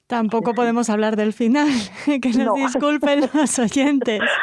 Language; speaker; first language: Spanish; native; Spanish